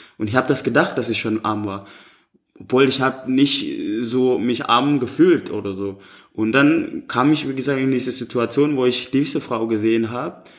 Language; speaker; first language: German; non-native, fluent; Indonesian